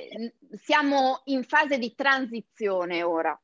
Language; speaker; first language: Italian; native; Italian